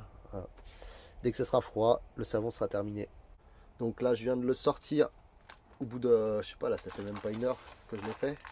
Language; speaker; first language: French; native; French